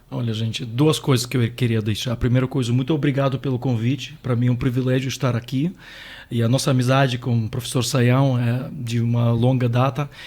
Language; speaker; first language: Portuguese; non-native, fluent; Ukrainian